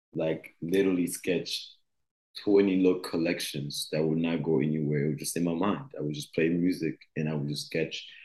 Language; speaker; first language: English; early bilingual, other home language; French